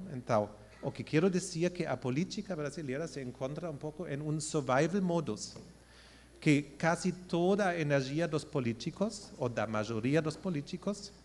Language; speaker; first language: Portuguese; non-native, fluent; German